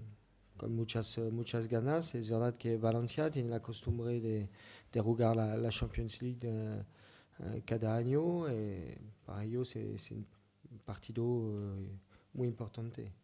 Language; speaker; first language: Spanish; non-native, fluent; French